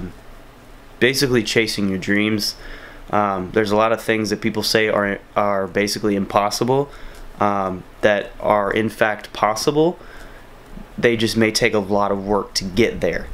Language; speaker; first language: English; native; English